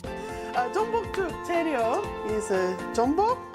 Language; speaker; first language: Korean; non-native, learner; English